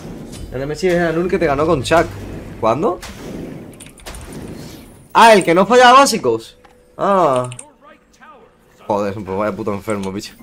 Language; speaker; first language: Spanish; native; Spanish